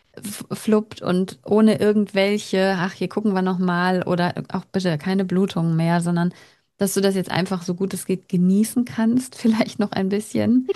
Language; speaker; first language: German; native; German